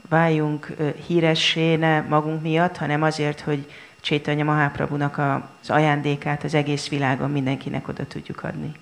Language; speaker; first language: Hungarian; native; Hungarian